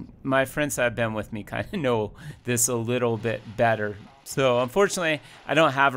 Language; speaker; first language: English; native; English